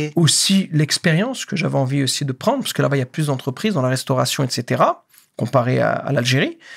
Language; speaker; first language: French; native; French